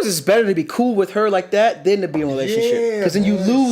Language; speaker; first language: English; native; English